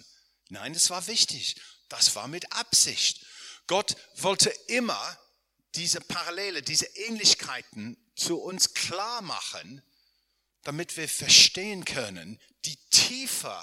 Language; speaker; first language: German; non-native, fluent; English